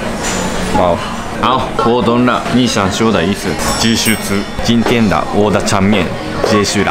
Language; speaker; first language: Chinese; non-native, fluent; Japanese